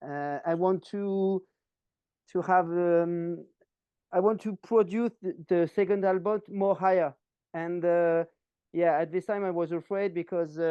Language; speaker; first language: English; non-native, learner; French